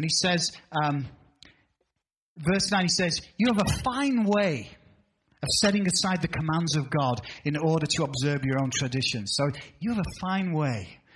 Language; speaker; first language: English; native; English